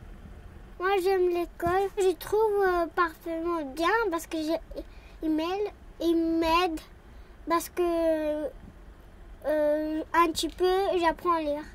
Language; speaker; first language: French; early bilingual, other home language; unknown